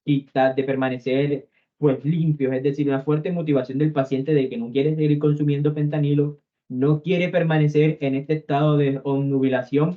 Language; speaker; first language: Spanish; native; Spanish